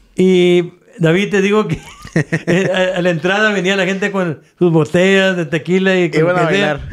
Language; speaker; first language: Spanish; native; Spanish